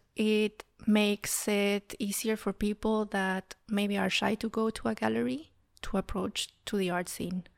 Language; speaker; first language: English; non-native, fluent; Spanish